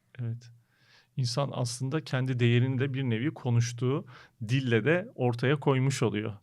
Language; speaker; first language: Turkish; native; Turkish